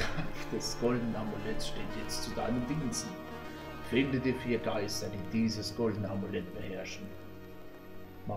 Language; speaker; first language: German; native; German